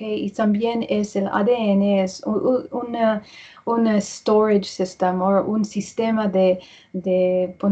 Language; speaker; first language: Spanish; early bilingual, heritage; English